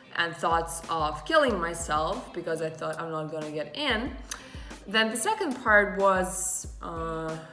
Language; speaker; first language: English; non-native, fluent; Russian